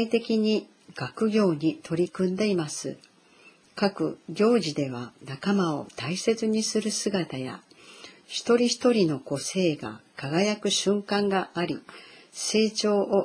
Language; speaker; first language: Japanese; native; Japanese